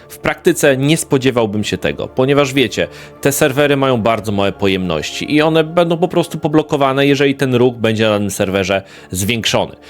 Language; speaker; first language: Polish; native; Polish